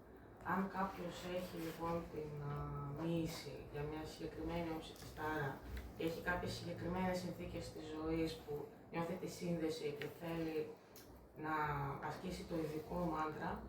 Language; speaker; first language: Greek; native; Greek